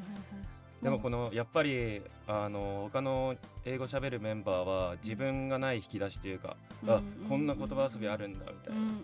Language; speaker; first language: Japanese; native; Japanese